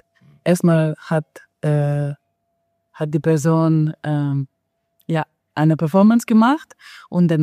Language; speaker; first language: German; non-native, fluent; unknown